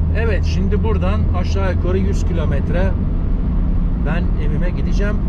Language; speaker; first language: Turkish; early bilingual, heritage; Turkish